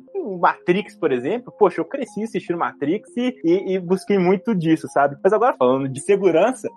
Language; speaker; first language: Portuguese; native; Portuguese